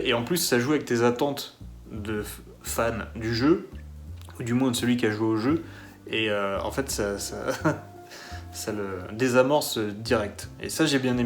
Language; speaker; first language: French; native; French